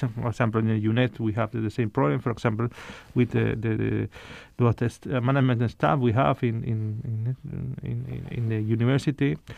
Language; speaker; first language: English; non-native, fluent; Spanish